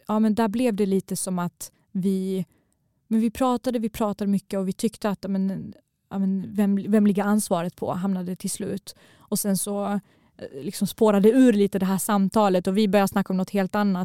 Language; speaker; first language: Swedish; early bilingual, other home language; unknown